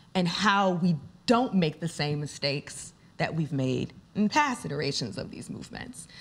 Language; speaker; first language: English; native; English